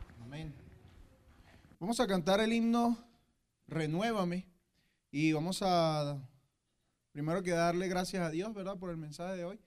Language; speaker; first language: Spanish; native; Spanish